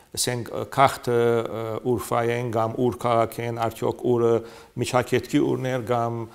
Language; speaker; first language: Armenian; early bilingual, heritage; Armenian